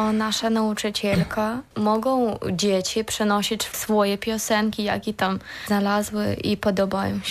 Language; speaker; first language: Polish; non-native, learner; Ukrainian